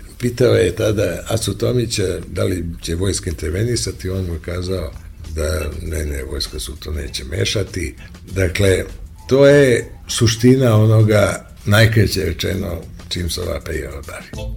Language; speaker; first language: Serbian; native; Serbian